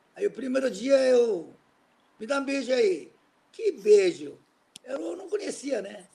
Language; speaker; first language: Portuguese; non-native, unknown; Japanese